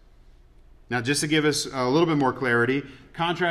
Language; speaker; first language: English; native; English